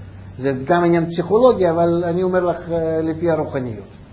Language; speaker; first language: Hebrew; non-native, fluent; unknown